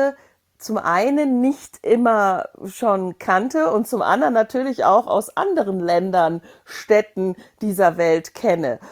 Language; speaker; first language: German; native; German